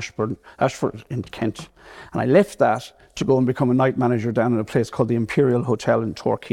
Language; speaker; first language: English; native; English